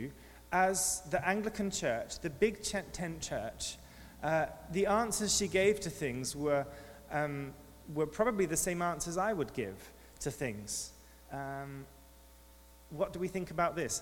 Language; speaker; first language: English; native; English